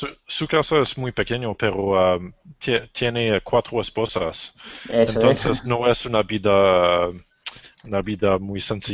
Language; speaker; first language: Spanish; non-native, learner; French